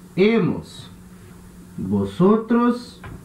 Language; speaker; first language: Spanish; non-native, fluent; Portuguese